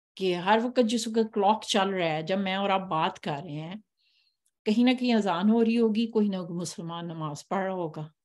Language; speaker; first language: Hindi; native; Hindi